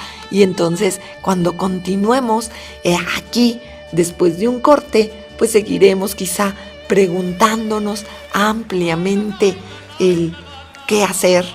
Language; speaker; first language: Spanish; native; Spanish